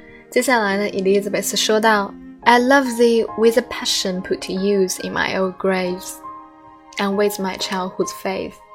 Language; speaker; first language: English; non-native, fluent; Chinese